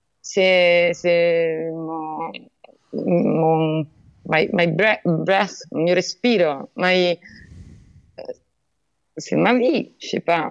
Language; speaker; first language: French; non-native, learner; Italian